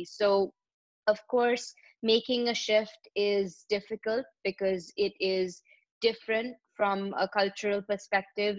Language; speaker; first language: English; non-native, local second language; Hindi